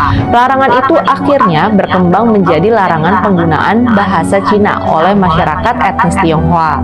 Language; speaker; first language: Indonesian; native; Indonesian